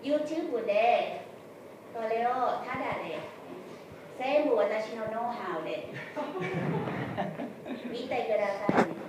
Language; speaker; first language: Japanese; non-native, fluent; Thai